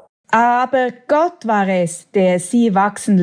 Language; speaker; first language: German; native; German